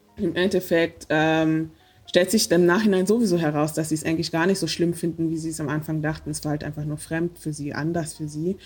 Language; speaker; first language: German; early bilingual, other home language; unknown